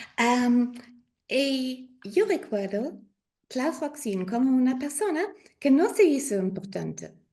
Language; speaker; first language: Spanish; non-native, learner; German